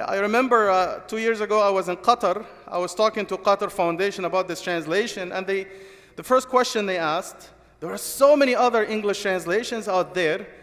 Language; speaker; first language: English; non-native, fluent; Arabic